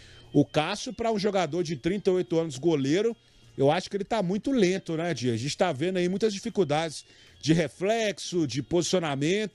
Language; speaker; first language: Portuguese; native; Portuguese